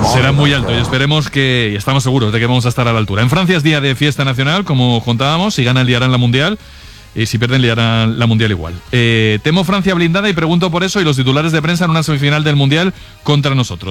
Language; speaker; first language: Spanish; native; Spanish